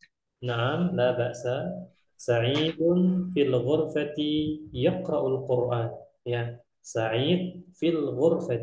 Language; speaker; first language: Arabic; non-native, fluent; Indonesian